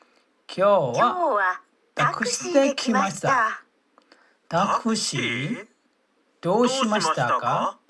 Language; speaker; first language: Japanese; non-native, fluent; Burmese